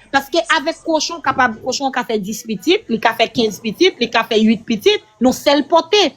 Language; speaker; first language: Haitian Creole; native; Haitian Creole